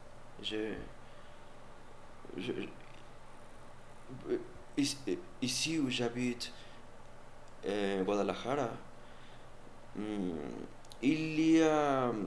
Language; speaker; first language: French; non-native, learner; Spanish